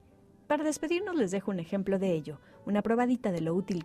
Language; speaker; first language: Spanish; native; Spanish